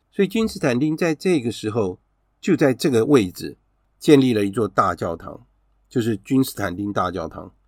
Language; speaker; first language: Chinese; native; Chinese